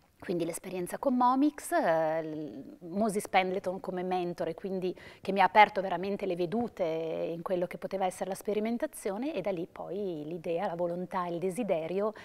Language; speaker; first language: Italian; native; Italian